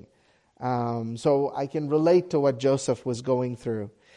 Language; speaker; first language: English; non-native, local second language; Tamil